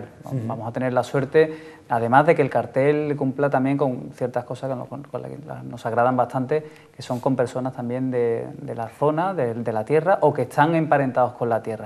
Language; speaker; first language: Spanish; native; Spanish